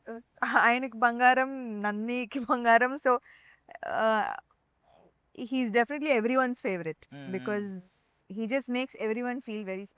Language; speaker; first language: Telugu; non-native, local second language; Tamil